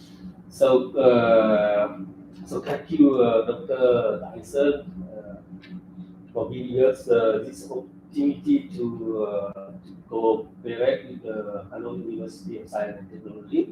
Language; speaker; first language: English; non-native, fluent; French